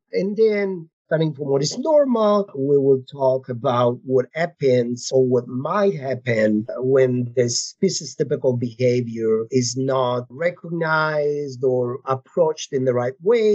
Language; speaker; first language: English; non-native, fluent; Italian